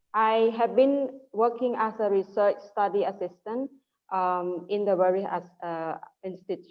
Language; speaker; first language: English; non-native, learner; Khmer